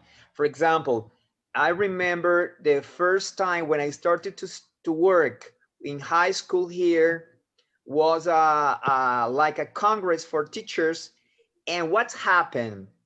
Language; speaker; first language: English; non-native, fluent; Spanish